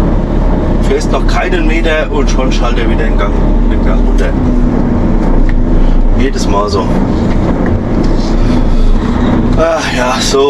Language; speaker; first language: German; native; German